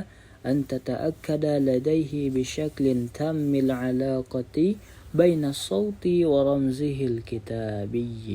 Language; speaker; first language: Arabic; non-native, learner; Indonesian